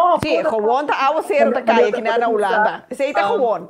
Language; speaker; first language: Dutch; non-native, local second language; Papiamento